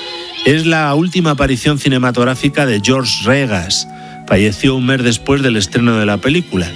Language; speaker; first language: Spanish; native; Spanish